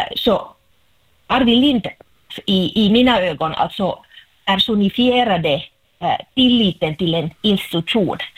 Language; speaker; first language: Swedish; non-native, local second language; Finnish